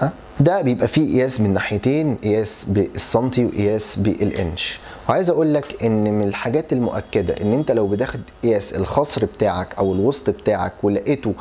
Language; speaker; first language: Arabic; native; Arabic